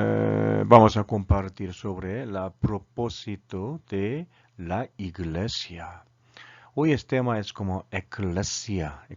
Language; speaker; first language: Spanish; non-native, learner; Korean